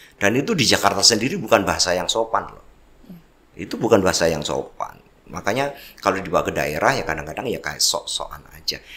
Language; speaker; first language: Indonesian; non-native, local second language; Javanese